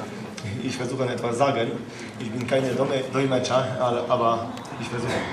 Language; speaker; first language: German; non-native, learner; Polish